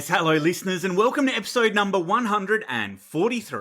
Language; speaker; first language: English; native; English